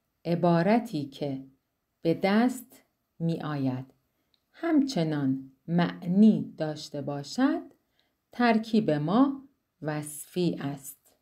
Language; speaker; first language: Persian; non-native, fluent; Turkish